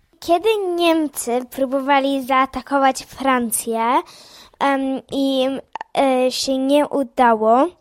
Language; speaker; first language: Polish; early bilingual, heritage; Polish